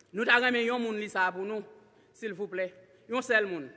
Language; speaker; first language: French; non-native, local second language; Haitian Creole